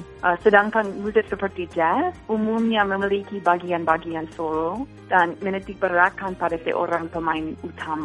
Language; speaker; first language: Indonesian; non-native, fluent; English